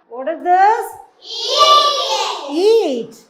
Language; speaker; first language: English; non-native, fluent; Tamil